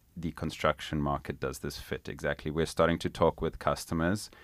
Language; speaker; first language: English; non-native, local second language; Italian